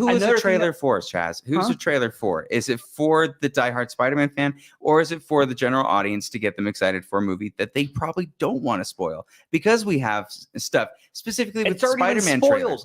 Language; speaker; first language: English; native; English